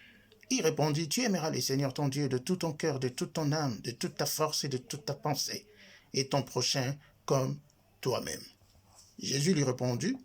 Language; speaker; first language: French; non-native, local second language; Lingala